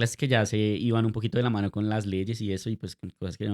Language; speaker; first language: Spanish; native; Spanish